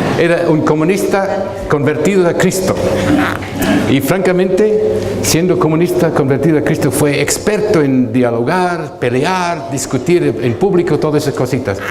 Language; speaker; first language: Spanish; non-native, fluent; English